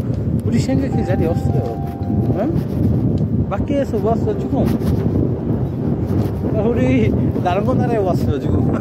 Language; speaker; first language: Korean; non-native, learner; Bangla